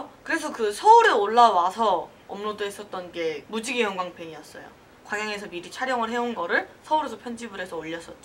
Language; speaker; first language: Korean; native; Korean